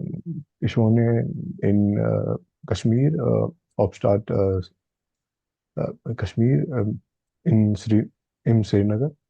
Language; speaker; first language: German; non-native, learner; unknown